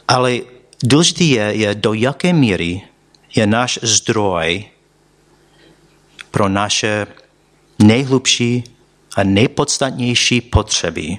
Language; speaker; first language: Czech; non-native, fluent; English